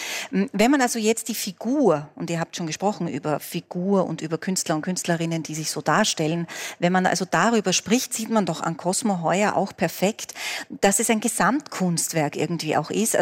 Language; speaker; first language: German; native; German